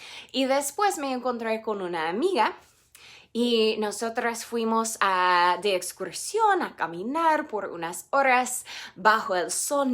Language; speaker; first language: Spanish; non-native, fluent; English